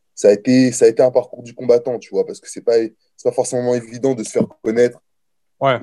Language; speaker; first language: French; native; French